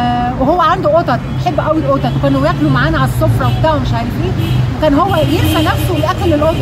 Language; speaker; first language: Arabic; native; Arabic